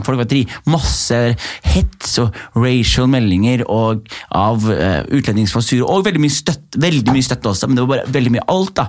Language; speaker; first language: Norwegian; early bilingual, other home language; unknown